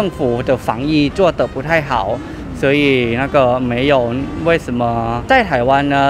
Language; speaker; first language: Chinese; non-native, learner; Thai